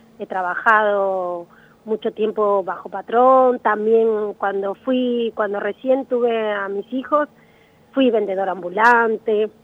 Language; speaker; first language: Spanish; native; Spanish